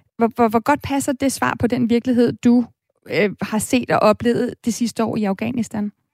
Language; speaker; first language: Danish; native; Danish